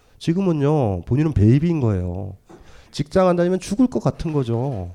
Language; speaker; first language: Korean; native; Korean